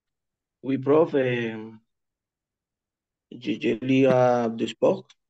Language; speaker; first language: French; non-native, learner; Spanish